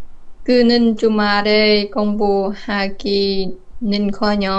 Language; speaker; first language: Korean; non-native, learner; Vietnamese